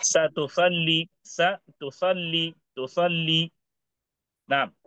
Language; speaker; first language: Arabic; non-native, fluent; Urdu